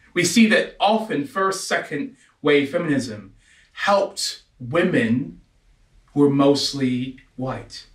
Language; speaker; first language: English; native; English